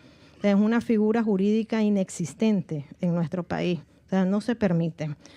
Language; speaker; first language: Spanish; native; Spanish